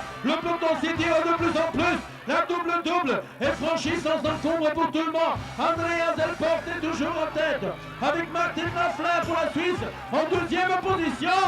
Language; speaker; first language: French; native; French